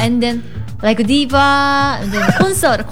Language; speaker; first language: English; non-native, learner; Korean